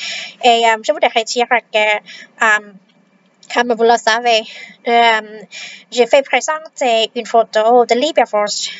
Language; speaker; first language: French; non-native, fluent; Vietnamese